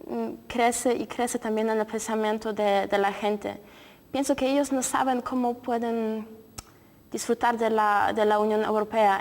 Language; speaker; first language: Spanish; non-native, fluent; Polish